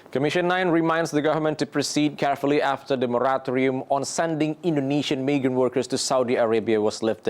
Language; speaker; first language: English; non-native, fluent; Indonesian